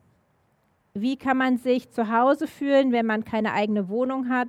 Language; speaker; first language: German; native; German